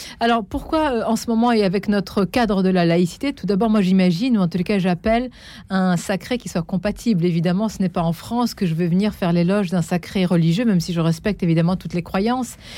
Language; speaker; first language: French; non-native, local second language; Arabic